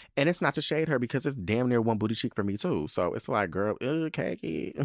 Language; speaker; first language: English; native; English